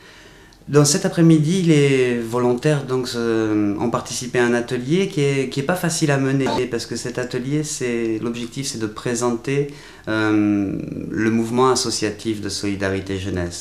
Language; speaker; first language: French; native; French